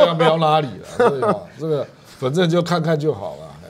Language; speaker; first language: Chinese; native; Chinese